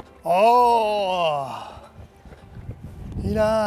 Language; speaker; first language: Japanese; native; Japanese